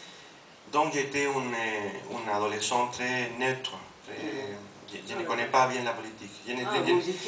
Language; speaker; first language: French; non-native, fluent; Spanish